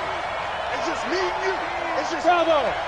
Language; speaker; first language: English; native; English